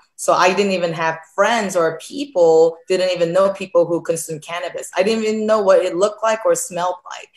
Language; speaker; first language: English; early bilingual, other home language; Korean